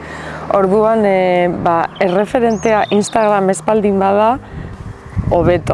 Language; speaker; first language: Basque; non-native, local second language; Spanish